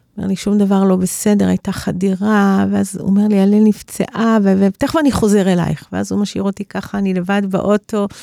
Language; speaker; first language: Hebrew; early bilingual, other home language; English